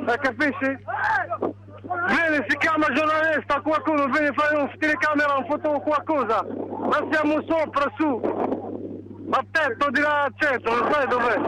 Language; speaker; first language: Italian; non-native, learner; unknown